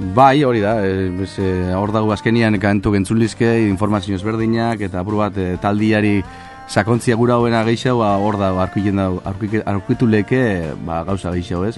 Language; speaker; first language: Basque; native; Basque